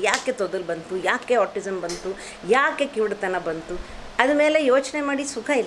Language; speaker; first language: Kannada; non-native, local second language; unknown